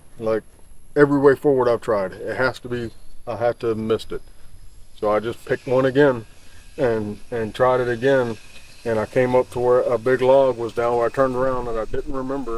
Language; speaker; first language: English; native; English